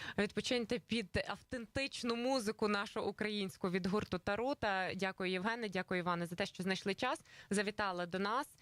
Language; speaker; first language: Ukrainian; native; Ukrainian